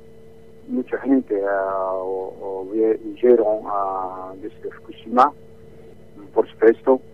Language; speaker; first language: Spanish; non-native, learner; Japanese